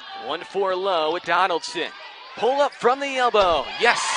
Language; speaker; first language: English; native; English